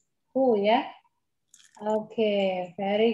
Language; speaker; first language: English; non-native, fluent; Indonesian